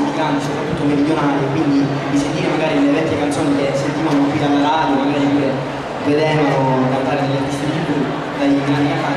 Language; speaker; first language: Italian; native; Italian